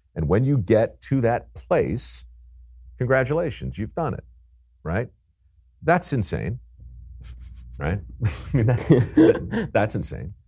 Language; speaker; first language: English; native; English